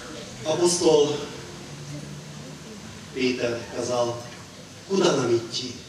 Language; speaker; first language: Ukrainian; non-native, learner; Hungarian